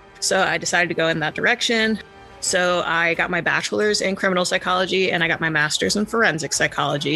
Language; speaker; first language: English; native; English